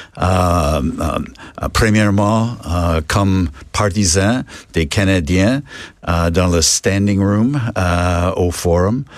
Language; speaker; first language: French; non-native, learner; English